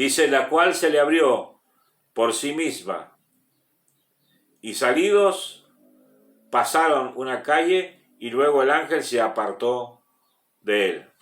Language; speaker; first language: Spanish; native; Spanish